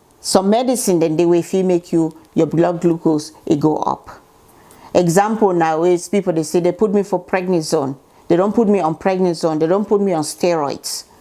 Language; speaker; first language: Nigerian Pidgin; native; Nigerian Pidgin